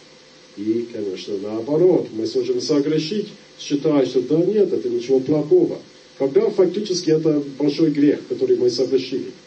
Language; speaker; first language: Russian; non-native, fluent; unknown